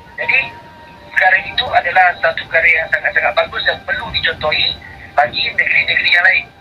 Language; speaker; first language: Malay; native; Malay